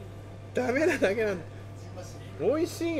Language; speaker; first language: Japanese; native; Japanese